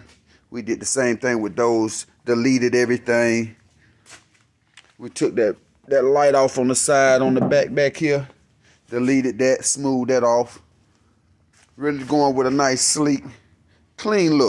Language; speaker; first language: English; native; English